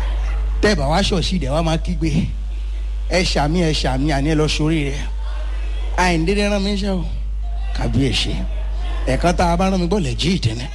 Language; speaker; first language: English; non-native, local second language; Yoruba